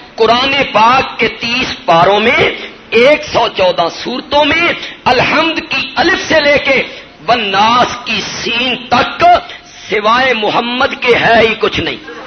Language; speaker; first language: Urdu; non-native, local second language; Punjabi